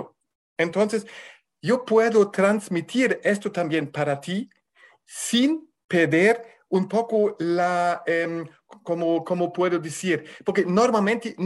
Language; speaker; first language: Spanish; non-native, fluent; German